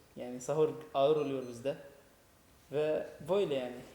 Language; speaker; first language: Turkish; non-native, fluent; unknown